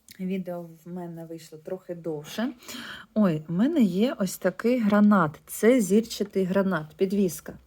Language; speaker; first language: Ukrainian; non-native, local second language; Russian